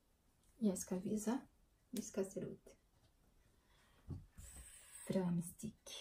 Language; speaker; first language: Swedish; non-native, learner; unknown